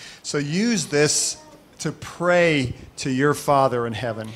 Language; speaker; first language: English; native; English